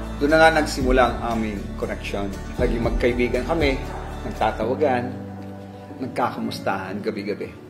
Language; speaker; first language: Filipino; non-native, local second language; Maguindanaon